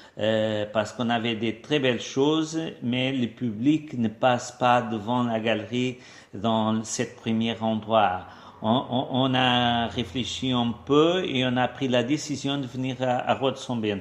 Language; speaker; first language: French; non-native, fluent; Portuguese